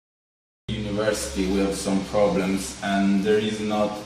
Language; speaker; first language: English; non-native, learner; Italian